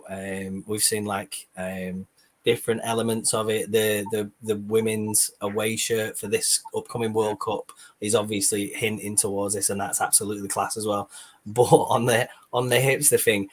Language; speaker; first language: English; native; English